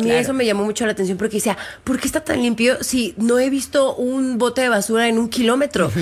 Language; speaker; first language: Spanish; native; Spanish